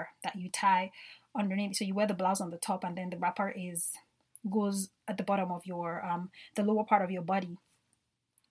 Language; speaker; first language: English; non-native, local second language; Yoruba